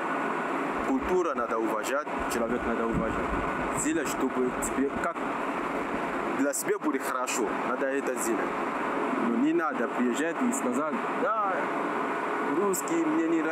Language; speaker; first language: Russian; non-native, learner; French